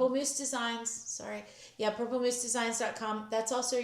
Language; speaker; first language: English; native; English